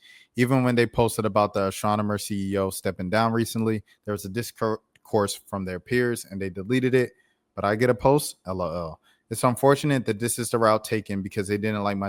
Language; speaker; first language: English; native; English